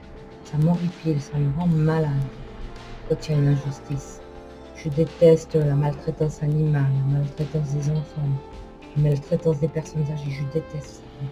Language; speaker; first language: French; native; French